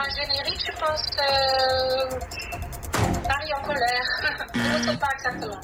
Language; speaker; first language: French; non-native, learner; Dutch